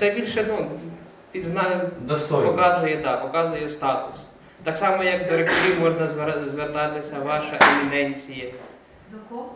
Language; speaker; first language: Ukrainian; native; Ukrainian